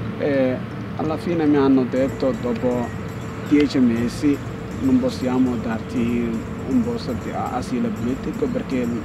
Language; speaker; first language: Italian; non-native, learner; Somali